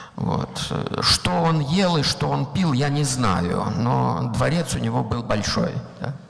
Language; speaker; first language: Russian; native; Russian